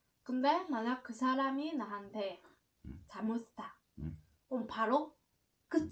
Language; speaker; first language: Korean; non-native, learner; Vietnamese